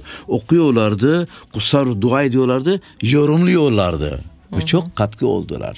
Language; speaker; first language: Turkish; non-native, local second language; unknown